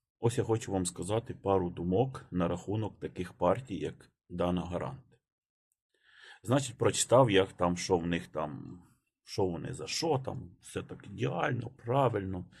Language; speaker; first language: Ukrainian; native; Ukrainian